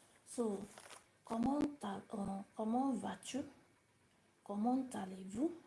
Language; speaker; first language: French; non-native, learner; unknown